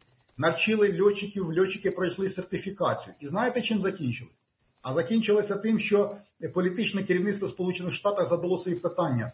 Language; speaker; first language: Ukrainian; native; Ukrainian